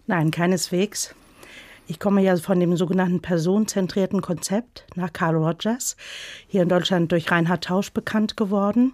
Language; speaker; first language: German; native; German